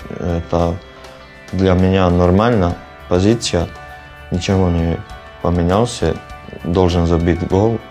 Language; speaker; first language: Russian; non-native, learner; Serbian